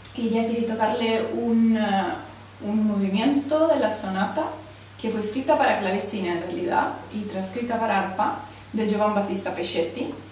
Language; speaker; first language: Spanish; non-native, fluent; Italian